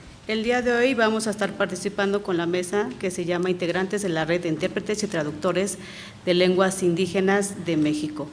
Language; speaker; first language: Spanish; non-native, local second language; Mixtepec Mixtec